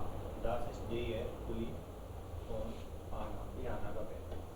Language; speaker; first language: German; non-native, learner; Hindi